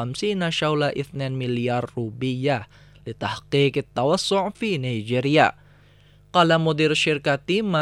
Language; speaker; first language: Arabic; non-native, fluent; Indonesian